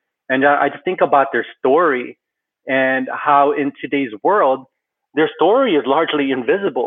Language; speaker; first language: English; early bilingual, other home language; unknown